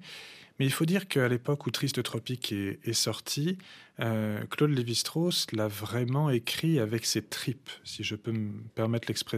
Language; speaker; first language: French; native; French